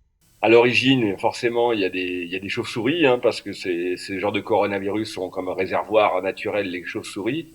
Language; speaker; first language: French; native; French